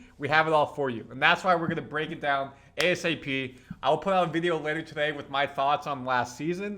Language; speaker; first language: English; native; English